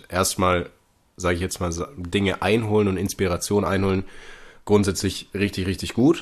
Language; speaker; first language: German; native; German